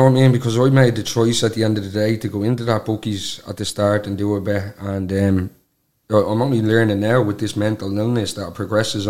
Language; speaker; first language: English; native; English